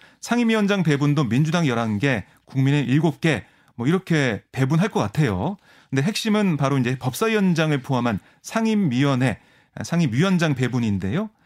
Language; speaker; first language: Korean; native; Korean